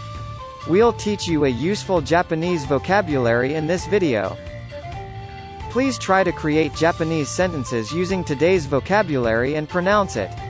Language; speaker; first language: English; non-native, fluent; Japanese